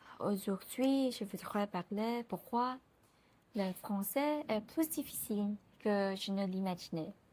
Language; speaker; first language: French; non-native, learner; Vietnamese